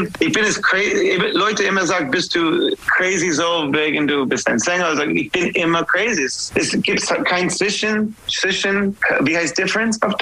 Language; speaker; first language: German; non-native, fluent; English